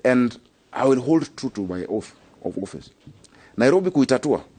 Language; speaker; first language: English; non-native, local second language; Swahili